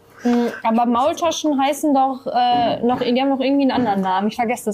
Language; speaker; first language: German; native; German